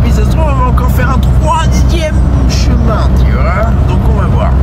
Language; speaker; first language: French; native; French